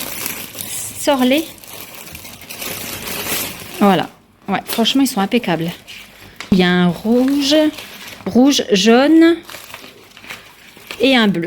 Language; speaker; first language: French; native; French